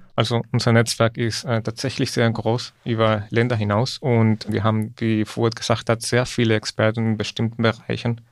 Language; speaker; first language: German; non-native, fluent; Spanish